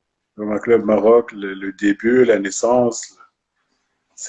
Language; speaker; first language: French; non-native, local second language; Arabic